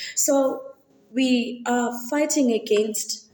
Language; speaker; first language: English; non-native, local second language; Xhosa